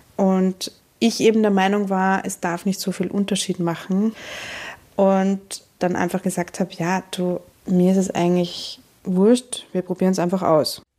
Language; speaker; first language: German; native; German